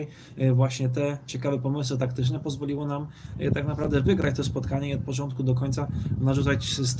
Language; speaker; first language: Polish; native; Polish